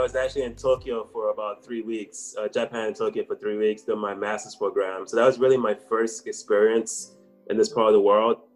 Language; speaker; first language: English; native; English